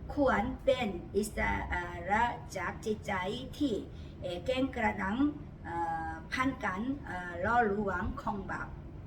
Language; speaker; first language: Thai; non-native, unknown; Korean